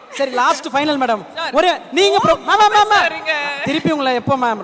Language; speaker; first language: Tamil; native; Tamil